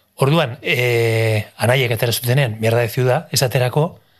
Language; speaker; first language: Basque; non-native, local second language; Spanish